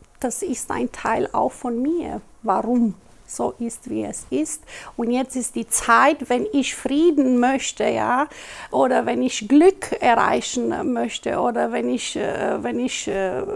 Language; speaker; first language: German; non-native, local second language; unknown